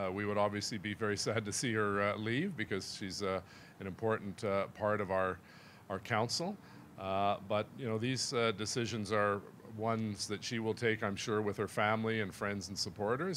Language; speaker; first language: English; native; English